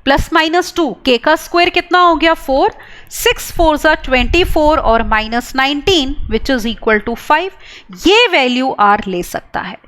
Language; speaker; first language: Hindi; native; Hindi